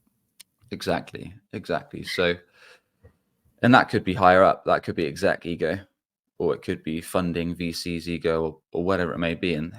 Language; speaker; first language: English; native; English